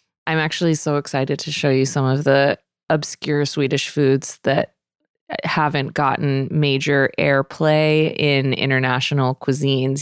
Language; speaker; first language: English; native; English